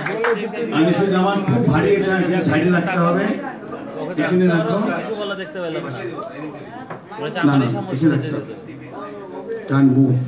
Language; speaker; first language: Hindi; non-native, learner; Bangla